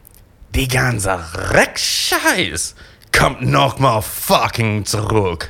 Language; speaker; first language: German; non-native, fluent; English